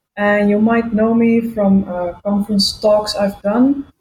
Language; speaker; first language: English; non-native, fluent; Dutch